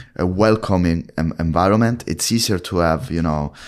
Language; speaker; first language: English; non-native, fluent; Italian